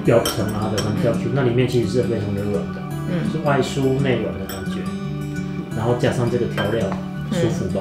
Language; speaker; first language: Chinese; native; Chinese